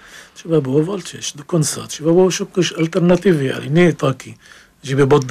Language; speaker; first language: Polish; non-native, fluent; Arabic